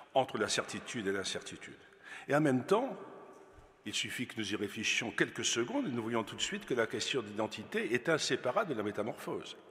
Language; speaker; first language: French; native; French